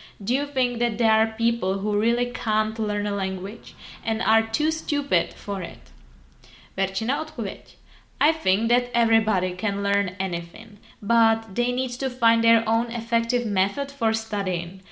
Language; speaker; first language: English; non-native, fluent; Czech